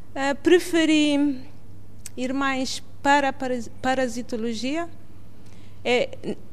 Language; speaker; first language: Portuguese; non-native, local second language; Kabuverdianu